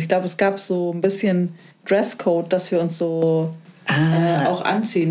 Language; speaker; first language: German; native; German